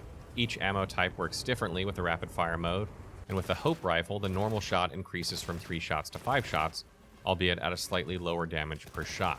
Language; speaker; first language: English; native; English